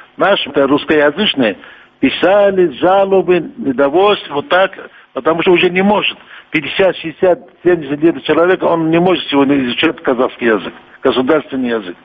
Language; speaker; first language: Russian; non-native, local second language; Kurdish